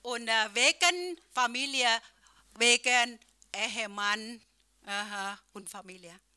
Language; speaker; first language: German; non-native, learner; Thai